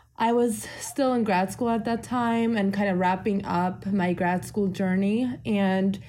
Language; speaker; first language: English; early bilingual, other home language; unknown